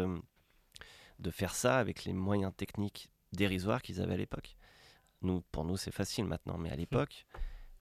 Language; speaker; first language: French; native; French